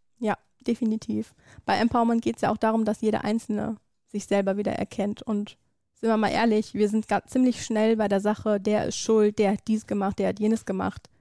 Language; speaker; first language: German; early bilingual, other home language; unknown